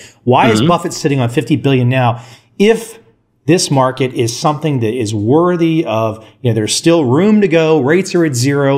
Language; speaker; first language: English; native; English